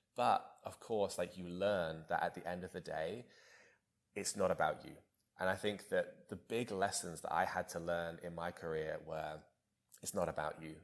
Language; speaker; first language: English; native; English